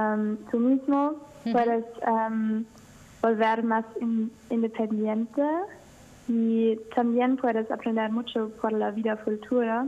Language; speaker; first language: Spanish; non-native, learner; German